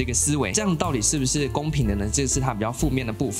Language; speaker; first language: Chinese; native; Chinese